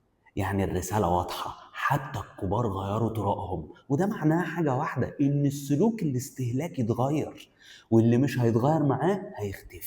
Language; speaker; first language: Arabic; native; Arabic